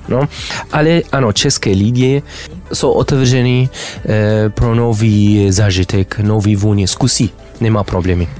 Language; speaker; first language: Czech; non-native, learner; Arabic